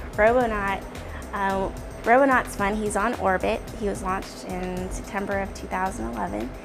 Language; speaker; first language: English; native; English